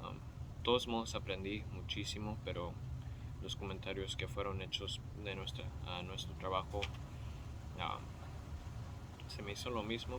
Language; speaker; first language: Spanish; early bilingual, heritage; Spanish